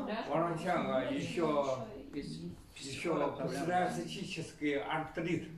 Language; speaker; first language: Russian; non-native, learner; Chinese